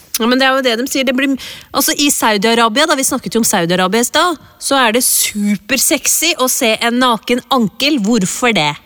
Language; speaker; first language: Norwegian; early bilingual, other home language; Urdu